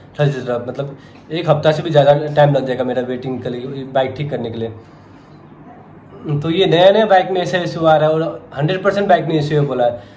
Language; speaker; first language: Hindi; non-native, local second language; Nepali